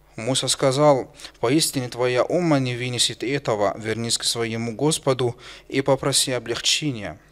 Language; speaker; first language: Russian; non-native, fluent; Arabic